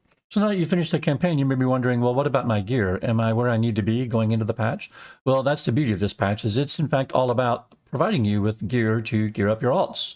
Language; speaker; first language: English; native; English